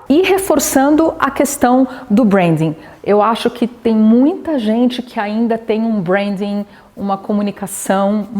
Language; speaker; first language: Portuguese; native; Portuguese